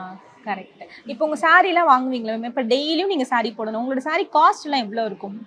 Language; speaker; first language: Tamil; native; Tamil